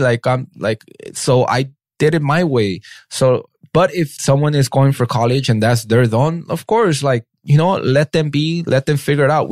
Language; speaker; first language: English; early bilingual, other home language; Spanish